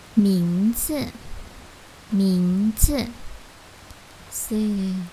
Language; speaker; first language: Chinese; non-native, fluent; Lao